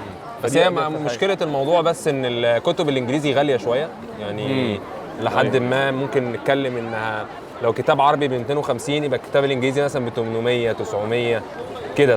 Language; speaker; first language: Arabic; native; Arabic